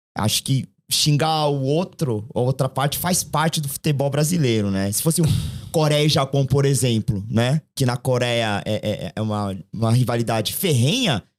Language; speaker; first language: Portuguese; early bilingual, other home language; Korean